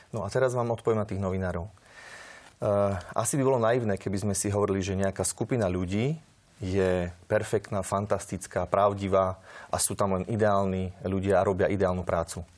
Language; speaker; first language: Slovak; native; Slovak